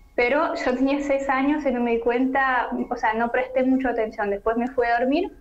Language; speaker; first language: Spanish; non-native, learner; Russian